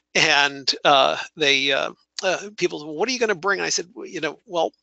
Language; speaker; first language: English; native; English